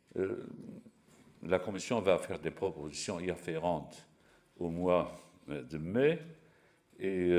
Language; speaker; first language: French; non-native, local second language; Luxembourgish